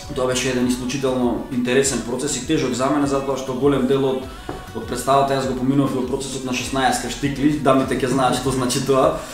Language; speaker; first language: Macedonian; native; Macedonian